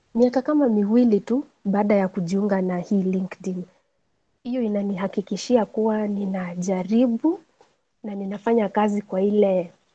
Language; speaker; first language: Swahili; non-native, local second language; Gusii